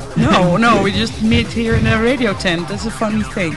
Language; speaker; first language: English; non-native, fluent; Dutch